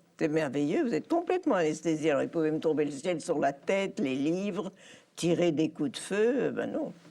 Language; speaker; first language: French; early bilingual, other home language; Polish